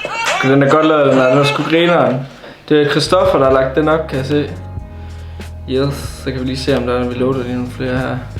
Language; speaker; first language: Danish; native; Danish